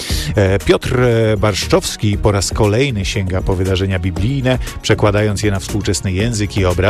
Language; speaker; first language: Polish; native; Polish